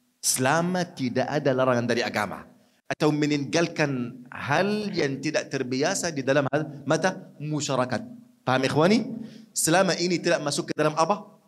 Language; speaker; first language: Malay; non-native, fluent; Arabic